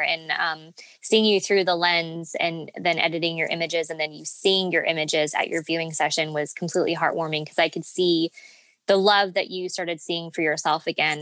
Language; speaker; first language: English; native; English